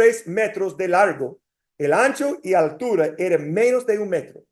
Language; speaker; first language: Spanish; non-native, fluent; English